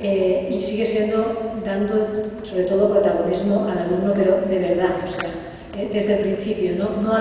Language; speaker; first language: Spanish; native; Spanish